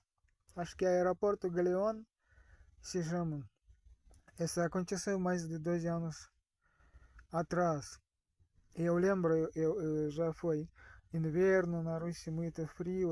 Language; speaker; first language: Portuguese; non-native, fluent; Russian